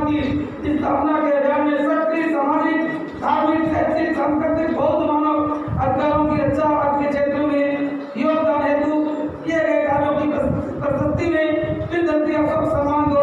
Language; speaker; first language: Hindi; native; Hindi